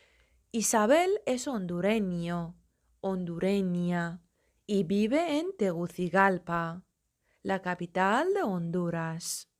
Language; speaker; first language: Spanish; non-native, fluent; Persian